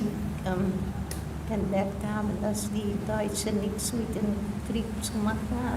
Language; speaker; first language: German; early bilingual, heritage; German